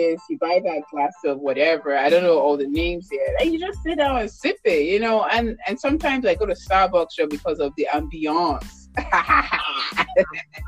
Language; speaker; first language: English; non-native, local second language; Yoruba